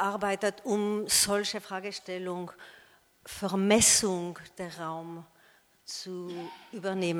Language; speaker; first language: German; non-native, fluent; French